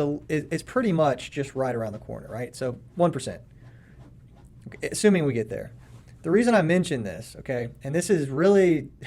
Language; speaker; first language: English; native; English